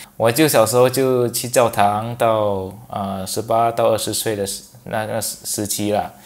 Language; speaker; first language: Chinese; non-native, local second language; English